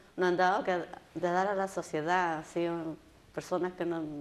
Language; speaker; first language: Spanish; native; Spanish